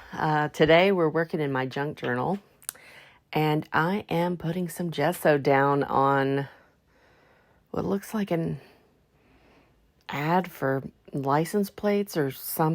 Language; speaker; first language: English; native; English